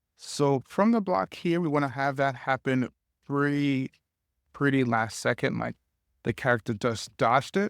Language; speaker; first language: English; native; English